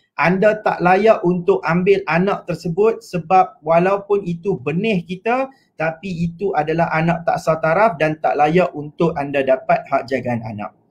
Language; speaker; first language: Malay; native; Malay